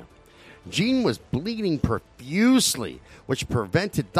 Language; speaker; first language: English; native; English